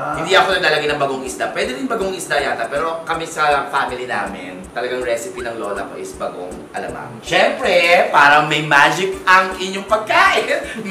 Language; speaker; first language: Filipino; non-native, local second language; Pampanga